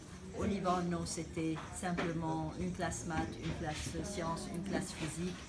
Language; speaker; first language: French; non-native, local second language; Arabic